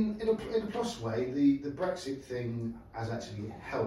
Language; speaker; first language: English; native; English